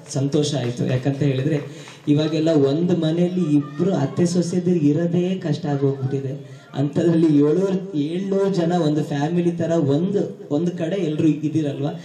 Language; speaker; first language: Kannada; native; Kannada